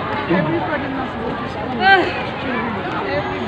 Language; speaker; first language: English; non-native, fluent; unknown